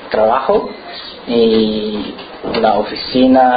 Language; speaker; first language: Spanish; non-native, learner; Chinese